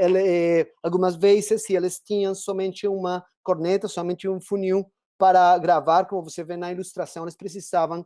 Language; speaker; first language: Portuguese; non-native, fluent; Spanish